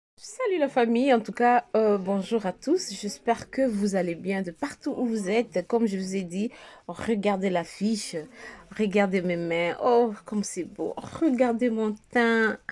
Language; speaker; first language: French; non-native, local second language; Lingala